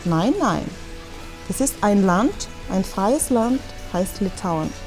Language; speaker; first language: German; non-native, fluent; Lithuanian